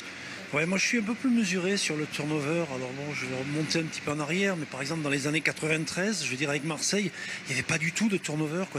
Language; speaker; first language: French; native; French